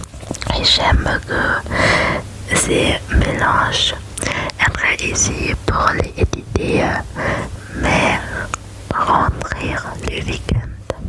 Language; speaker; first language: French; non-native, learner; German